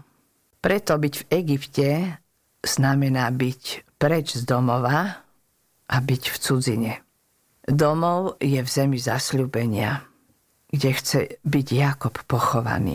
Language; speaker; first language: Slovak; native; Slovak